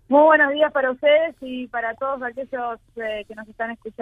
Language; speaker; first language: Spanish; native; Spanish